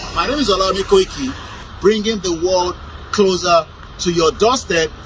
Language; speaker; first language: English; non-native, local second language; Yoruba